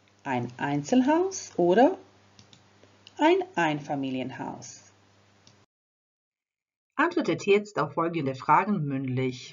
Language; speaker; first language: German; non-native, fluent; Croatian